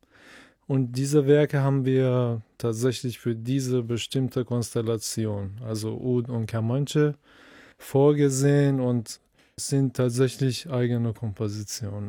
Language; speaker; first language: German; non-native, fluent; Persian